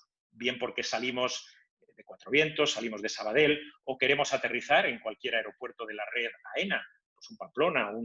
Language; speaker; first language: Spanish; native; Spanish